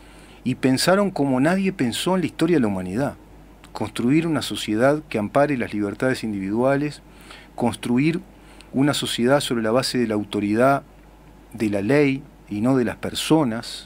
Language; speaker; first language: Spanish; native; Spanish